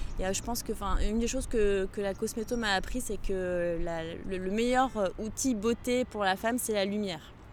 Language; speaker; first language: French; non-native, local second language; Arabic